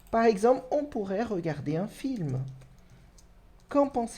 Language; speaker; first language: French; non-native, fluent; Portuguese